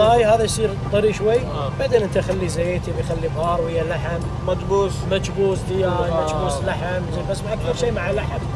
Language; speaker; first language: Arabic; non-native, learner; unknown